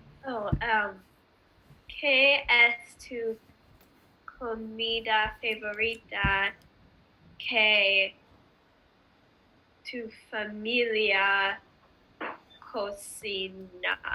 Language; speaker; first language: Spanish; non-native, learner; English